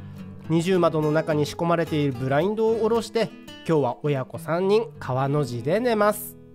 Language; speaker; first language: Japanese; native; Japanese